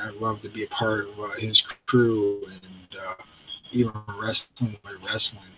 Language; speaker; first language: English; native; English